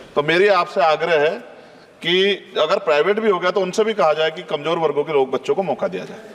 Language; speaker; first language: Hindi; native; Hindi